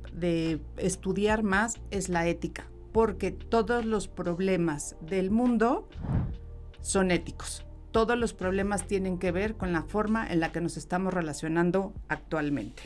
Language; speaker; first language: Spanish; native; Spanish